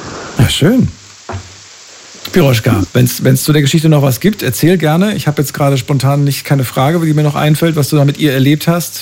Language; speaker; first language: German; native; German